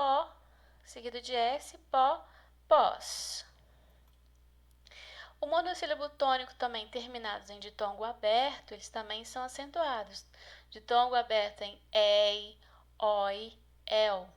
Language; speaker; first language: Portuguese; native; Portuguese